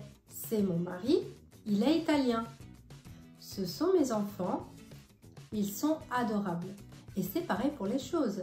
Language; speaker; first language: French; non-native, fluent; Italian